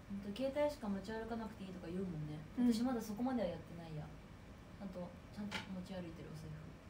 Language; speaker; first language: Japanese; native; Japanese